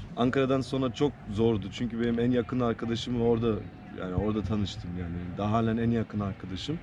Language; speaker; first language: Turkish; early bilingual, heritage; Turkish